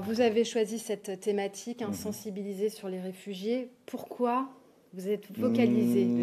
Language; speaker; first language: French; native; French